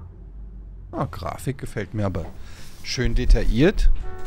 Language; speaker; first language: German; native; German